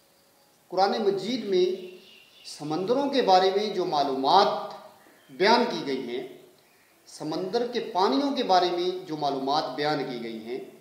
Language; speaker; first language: Urdu; native; Urdu